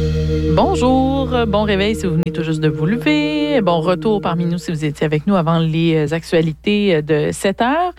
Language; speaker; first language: French; native; French